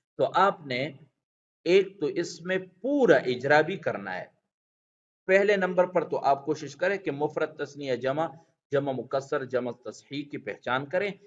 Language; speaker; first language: Urdu; non-native, local second language; Pashto